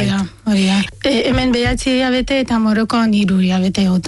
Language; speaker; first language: Basque; non-native, fluent; Arabic